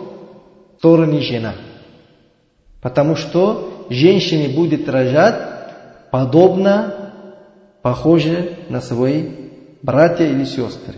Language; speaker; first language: Russian; non-native, learner; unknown